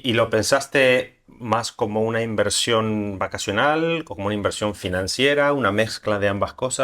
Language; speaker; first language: Spanish; native; Spanish